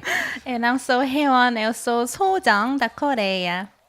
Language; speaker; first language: Portuguese; non-native, learner; Korean